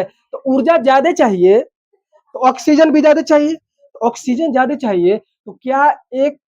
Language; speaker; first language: Hindi; native; Hindi